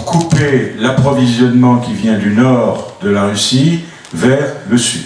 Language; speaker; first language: French; native; French